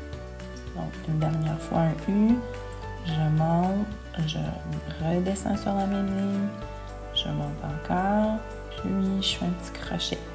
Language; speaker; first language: French; native; French